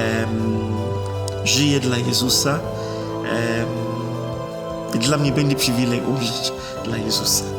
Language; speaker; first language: Polish; non-native, fluent; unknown